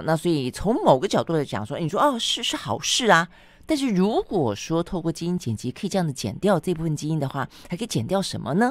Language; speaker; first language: Chinese; native; Chinese